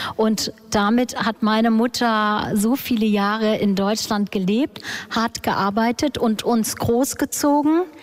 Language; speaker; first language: German; early bilingual, other home language; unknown